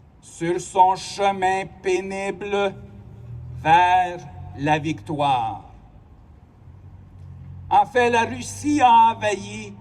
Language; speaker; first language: French; non-native, local second language; Ukrainian